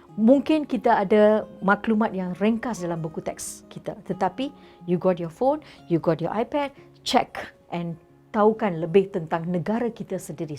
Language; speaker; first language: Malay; non-native, local second language; Tamil